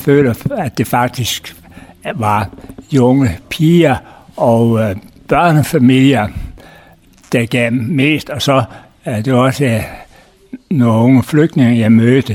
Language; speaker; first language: Danish; native; Danish